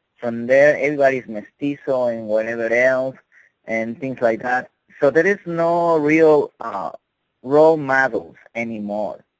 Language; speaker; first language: English; non-native, fluent; Spanish